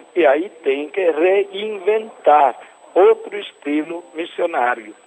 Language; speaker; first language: Portuguese; non-native, fluent; Italian